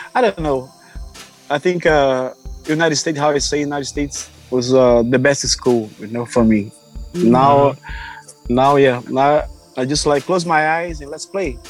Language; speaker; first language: English; non-native, learner; Portuguese